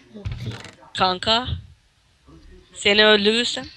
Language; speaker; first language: Turkish; native; Turkish